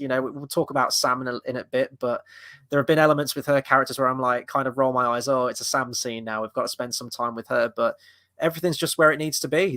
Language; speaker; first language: English; native; English